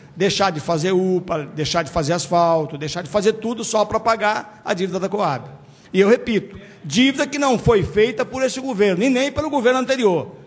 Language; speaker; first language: Portuguese; native; Portuguese